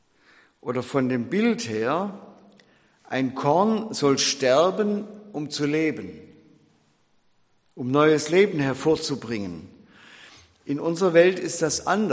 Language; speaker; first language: German; native; German